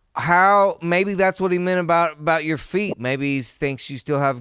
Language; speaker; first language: English; native; English